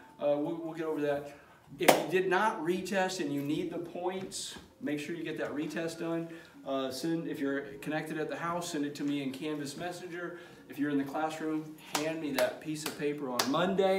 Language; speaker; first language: English; native; English